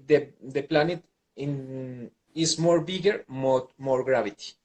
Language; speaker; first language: English; non-native, learner; Spanish